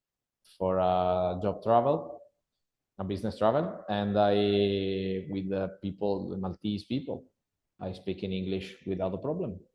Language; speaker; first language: English; non-native, learner; Italian